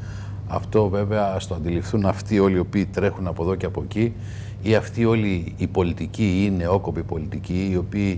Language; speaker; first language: Greek; native; Greek